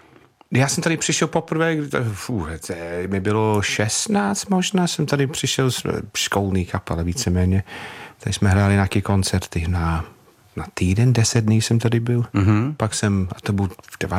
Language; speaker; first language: Czech; non-native, fluent; English